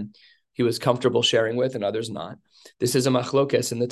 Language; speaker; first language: English; native; English